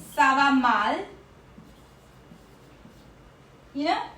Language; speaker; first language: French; non-native, fluent; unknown